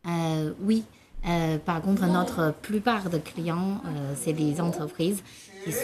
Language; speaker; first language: French; non-native, learner; Chinese